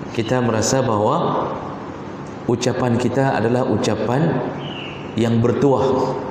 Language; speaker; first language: Malay; non-native, local second language; Achinese